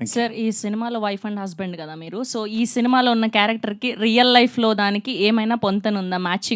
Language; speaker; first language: Telugu; native; Telugu